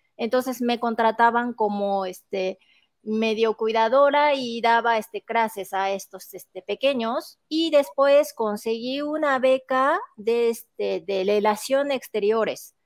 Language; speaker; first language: Spanish; non-native, fluent; Japanese